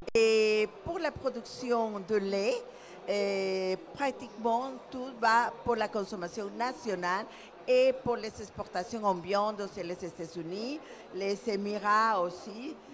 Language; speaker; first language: French; non-native, fluent; Spanish